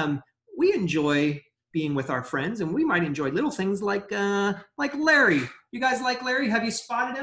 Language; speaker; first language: English; native; English